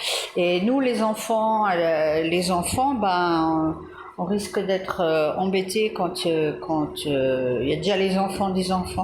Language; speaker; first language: French; native; French